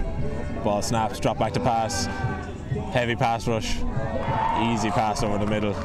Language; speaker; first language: English; native; English